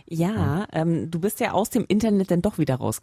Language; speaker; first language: German; native; German